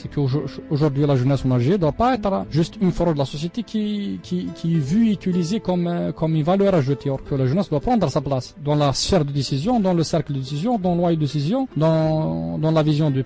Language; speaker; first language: French; non-native, local second language; Arabic